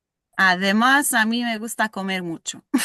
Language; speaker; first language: Spanish; non-native, learner; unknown